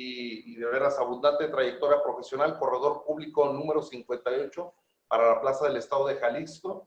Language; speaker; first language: Spanish; native; Spanish